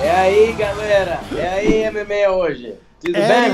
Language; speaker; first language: Portuguese; non-native, fluent; English